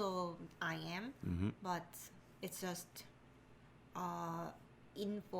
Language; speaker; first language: English; non-native, learner; Korean